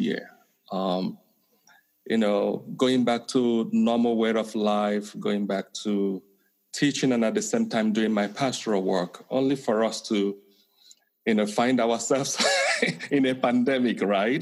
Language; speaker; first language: English; non-native, local second language; Igbo